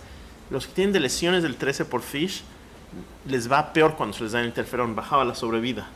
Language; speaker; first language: Spanish; native; Spanish